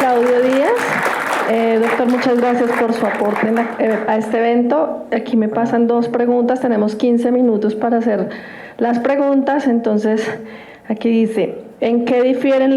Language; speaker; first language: Spanish; native; Spanish